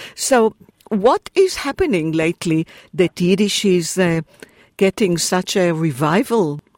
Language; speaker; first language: English; non-native, fluent; Hebrew